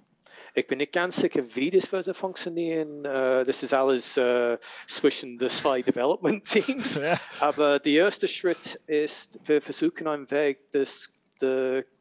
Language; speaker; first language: German; non-native, learner; English